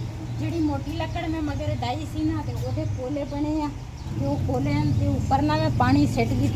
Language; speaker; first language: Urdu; non-native, local second language; Punjabi